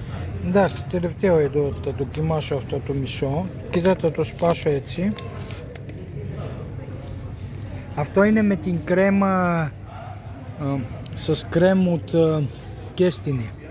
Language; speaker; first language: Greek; non-native, fluent; Bulgarian